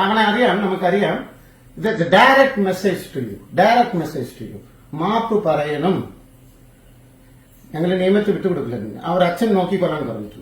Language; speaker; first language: Malayalam; non-native, fluent; Tamil